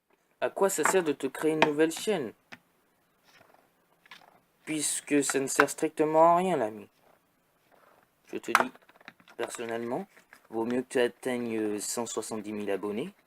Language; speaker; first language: French; native; French